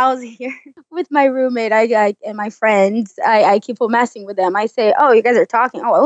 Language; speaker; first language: English; non-native, fluent; Portuguese